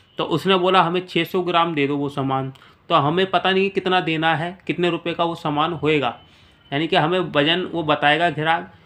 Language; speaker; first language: Hindi; native; Hindi